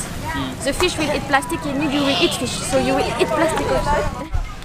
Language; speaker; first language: English; non-native, learner; French